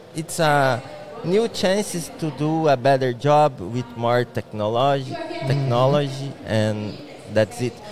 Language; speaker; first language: English; non-native, learner; Portuguese